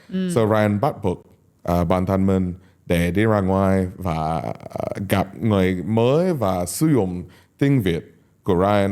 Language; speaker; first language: Vietnamese; non-native, learner; English